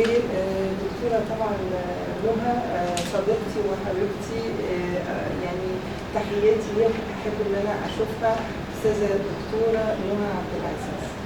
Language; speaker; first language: Arabic; native; Arabic